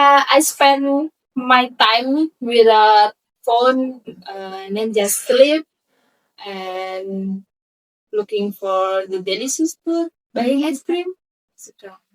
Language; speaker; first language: English; non-native, learner; Indonesian